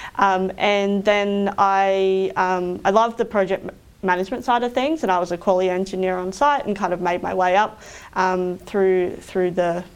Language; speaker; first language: English; native; English